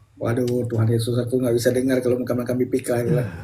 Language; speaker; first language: Indonesian; native; Indonesian